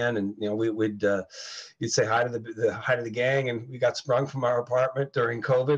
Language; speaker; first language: English; native; English